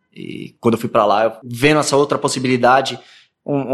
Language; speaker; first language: Portuguese; native; Portuguese